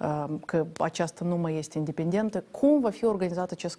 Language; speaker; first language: Romanian; native; Romanian